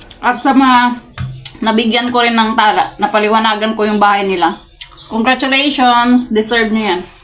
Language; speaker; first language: Filipino; non-native, local second language; Cebuano